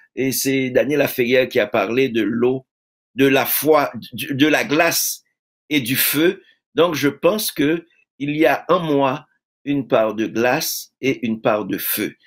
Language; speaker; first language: French; native; French